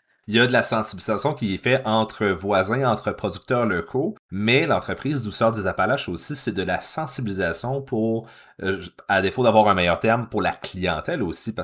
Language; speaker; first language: French; native; French